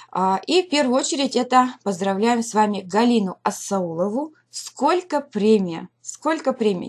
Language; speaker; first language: Russian; native; Russian